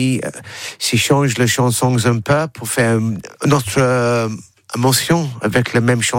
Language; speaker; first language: French; non-native, learner; English